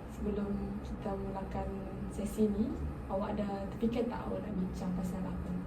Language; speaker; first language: Malay; non-native, local second language; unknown